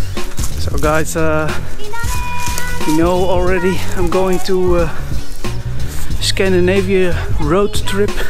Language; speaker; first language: English; non-native, fluent; Dutch